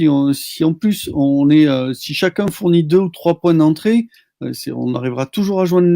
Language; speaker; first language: French; native; French